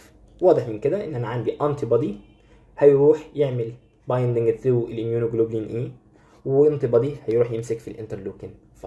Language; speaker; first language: Arabic; native; Arabic